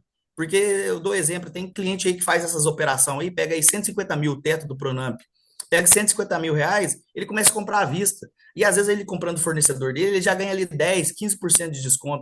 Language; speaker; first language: Portuguese; native; Portuguese